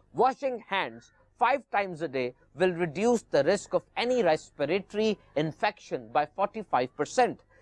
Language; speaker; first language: English; non-native, local second language; Urdu